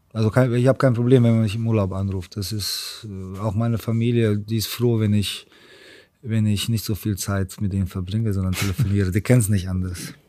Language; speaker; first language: German; early bilingual, other home language; Serbian